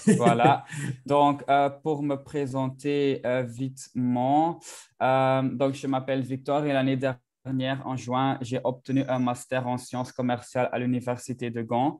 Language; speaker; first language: French; non-native, local second language; Dutch